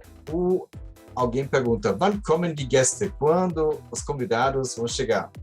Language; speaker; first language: Portuguese; non-native, fluent; German